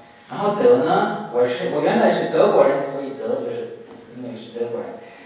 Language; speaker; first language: Chinese; non-native, fluent; German